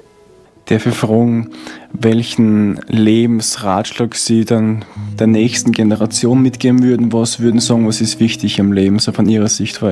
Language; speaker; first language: German; native; German